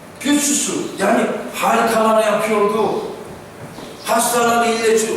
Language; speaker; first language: Turkish; non-native, fluent; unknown